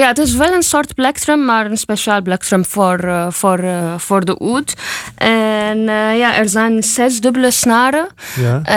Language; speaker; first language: Dutch; non-native, fluent; Arabic